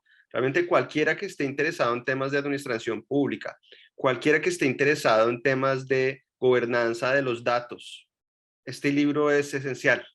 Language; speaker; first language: Spanish; native; Spanish